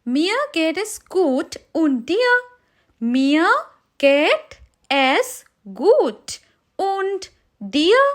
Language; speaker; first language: German; non-native, learner; Sinhala